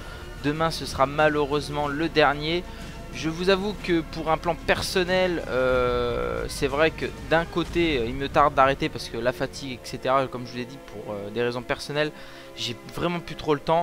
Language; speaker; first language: French; native; French